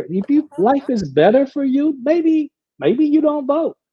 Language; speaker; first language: English; native; English